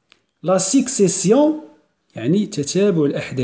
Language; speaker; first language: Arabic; native; Arabic